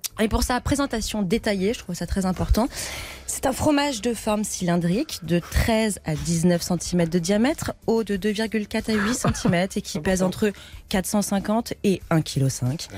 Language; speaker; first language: French; native; French